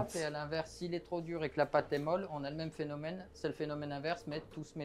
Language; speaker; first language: French; native; French